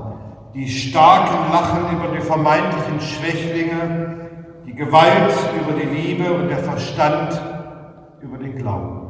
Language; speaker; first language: German; native; German